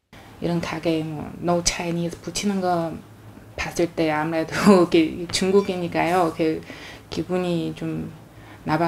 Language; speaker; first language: Korean; non-native, learner; Chinese